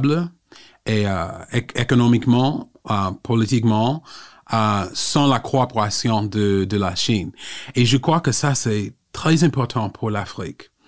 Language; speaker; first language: French; non-native, fluent; English